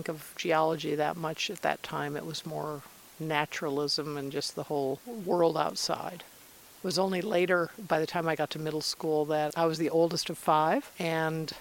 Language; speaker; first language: English; native; English